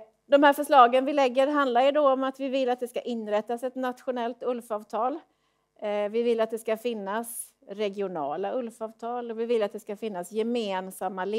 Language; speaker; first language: Swedish; native; Swedish